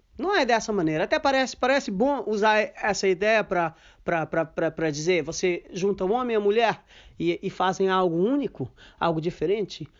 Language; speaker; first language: Portuguese; non-native, local second language; Kabuverdianu